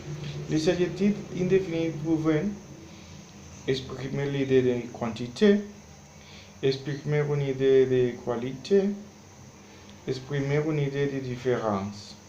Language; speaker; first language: French; non-native, learner; Spanish